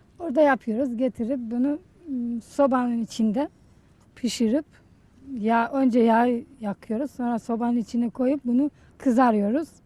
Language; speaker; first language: Turkish; native; Turkish